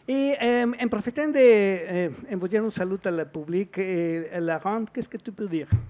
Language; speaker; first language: French; non-native, fluent; Spanish